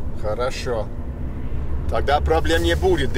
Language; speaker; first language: Russian; non-native, learner; English